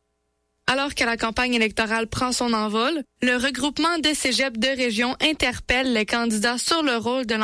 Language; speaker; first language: French; native; French